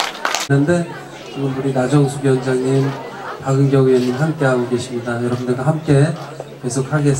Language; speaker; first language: Korean; native; Korean